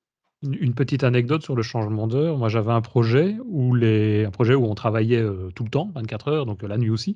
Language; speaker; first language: French; native; French